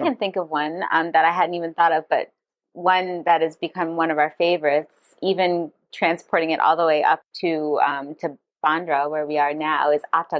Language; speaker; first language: English; non-native, fluent; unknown